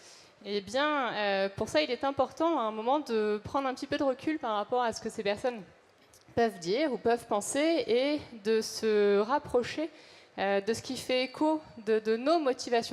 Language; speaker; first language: French; native; French